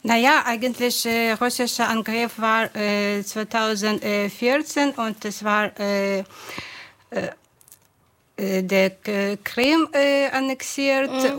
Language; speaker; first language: German; non-native, fluent; Ukrainian